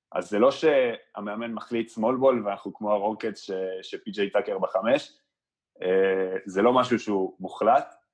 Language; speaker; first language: Hebrew; early bilingual, other home language; Spanish